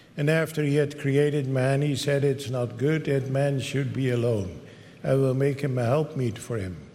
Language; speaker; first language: English; non-native, fluent; Dutch